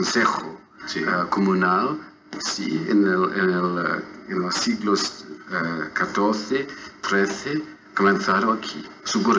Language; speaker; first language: Spanish; non-native, fluent; English